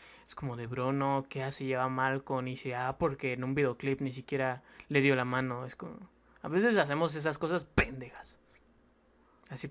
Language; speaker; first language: Spanish; native; Spanish